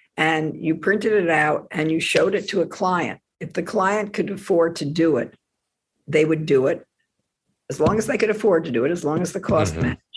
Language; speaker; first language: English; native; English